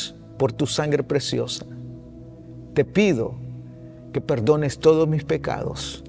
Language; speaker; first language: Spanish; early bilingual, heritage; Spanish